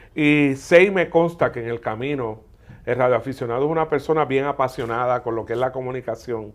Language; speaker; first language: Spanish; native; Spanish